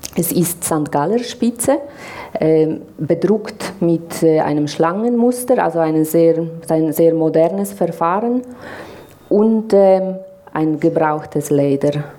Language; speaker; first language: German; non-native, fluent; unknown